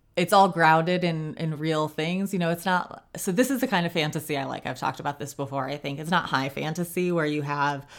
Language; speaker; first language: English; native; English